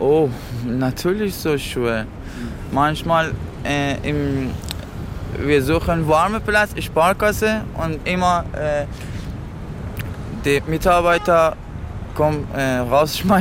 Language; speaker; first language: German; non-native, learner; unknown